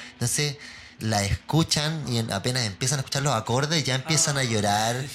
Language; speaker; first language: Spanish; native; Spanish